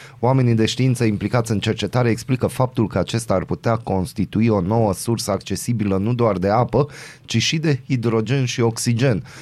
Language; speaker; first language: Romanian; non-native, local second language; Hungarian